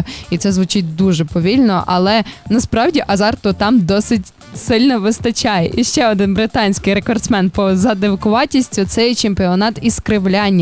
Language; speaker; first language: Ukrainian; native; Ukrainian